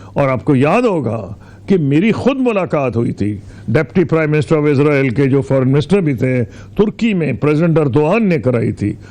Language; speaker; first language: Urdu; non-native, local second language; Punjabi